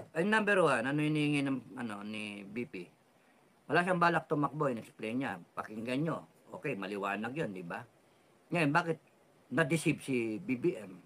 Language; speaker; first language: Filipino; non-native, local second language; Cebuano